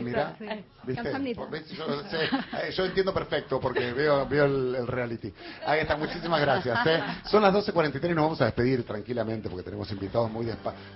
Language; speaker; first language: Spanish; native; Spanish